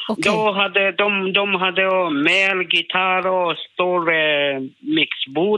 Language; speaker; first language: Swedish; non-native, learner; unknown